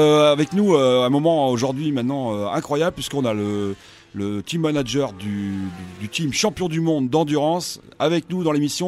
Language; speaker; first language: French; native; French